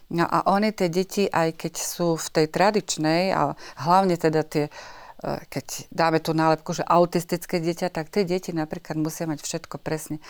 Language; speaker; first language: Slovak; native; Slovak